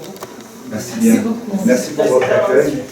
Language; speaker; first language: French; non-native, local second language; Malagasy